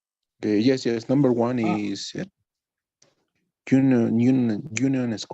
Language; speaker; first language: English; non-native, learner; Spanish